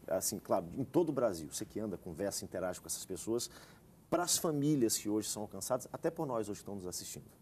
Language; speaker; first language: Portuguese; native; Portuguese